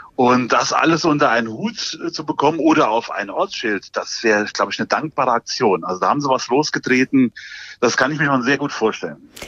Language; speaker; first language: German; native; German